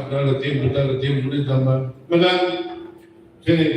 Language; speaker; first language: Indonesian; non-native, fluent; German